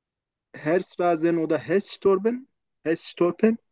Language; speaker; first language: German; non-native, learner; Turkish